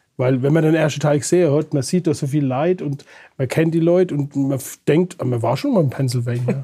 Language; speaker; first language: German; native; German